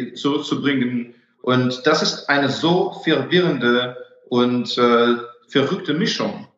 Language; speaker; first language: German; non-native, fluent; Russian